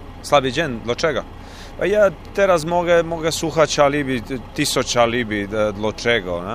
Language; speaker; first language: Polish; non-native, learner; Croatian